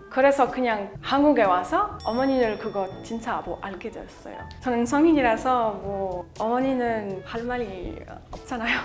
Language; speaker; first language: Korean; non-native, fluent; French